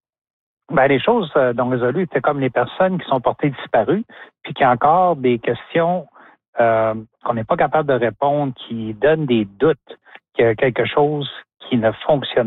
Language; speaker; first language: French; native; French